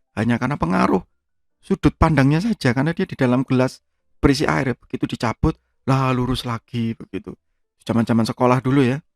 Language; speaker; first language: Indonesian; native; Indonesian